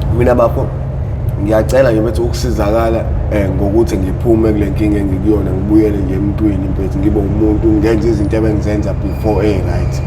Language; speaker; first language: Zulu; native; Zulu